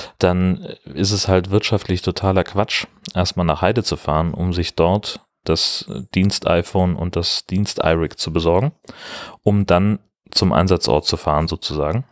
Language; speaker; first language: German; native; German